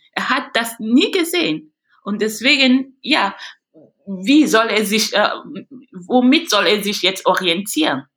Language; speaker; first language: German; non-native, fluent; French